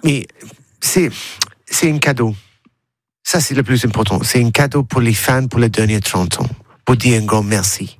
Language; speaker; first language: French; non-native, learner; English